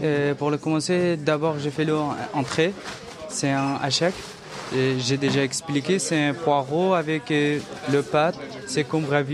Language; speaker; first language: French; non-native, learner; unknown